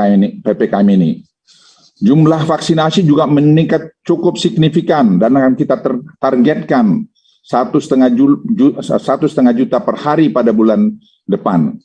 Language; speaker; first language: Indonesian; native; Indonesian